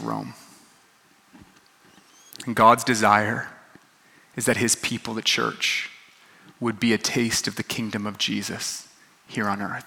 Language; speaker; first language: English; native; English